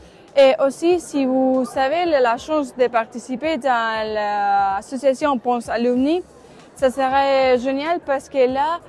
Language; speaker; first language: French; non-native, learner; Spanish